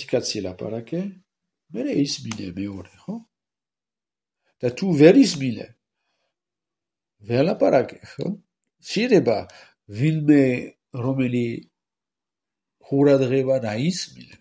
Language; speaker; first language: Georgian; non-native, learner; French